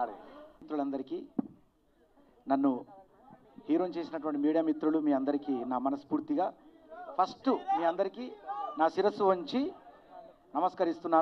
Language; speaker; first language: Telugu; native; Telugu